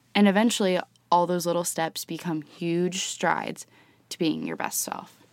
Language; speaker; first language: English; native; English